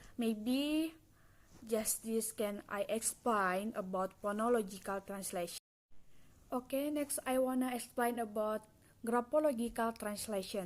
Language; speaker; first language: English; non-native, learner; Indonesian